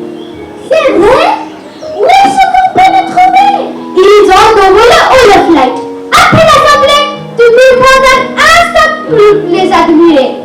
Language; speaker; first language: French; non-native, learner; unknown